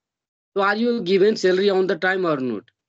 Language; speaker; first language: English; non-native, learner; Hindi